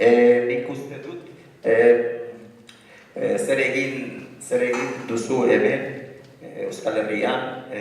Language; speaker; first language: Basque; non-native, learner; Arabic